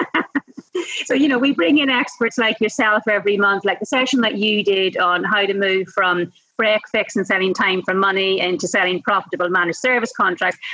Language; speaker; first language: English; native; English